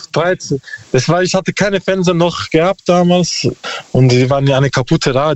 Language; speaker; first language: German; non-native, learner; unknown